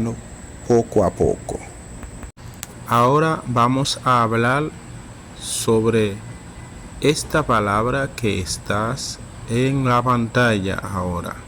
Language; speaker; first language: Spanish; non-native, fluent; Haitian Creole